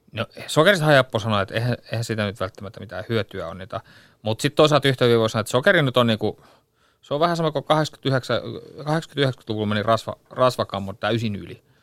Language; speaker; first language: Finnish; native; Finnish